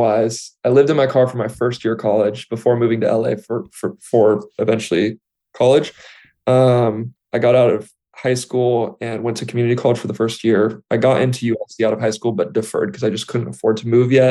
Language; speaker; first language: English; native; English